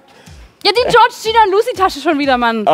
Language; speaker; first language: German; native; German